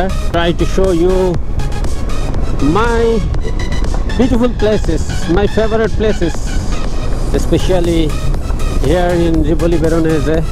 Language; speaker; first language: English; non-native, learner; Bangla